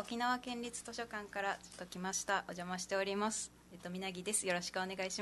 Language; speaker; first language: Japanese; native; Japanese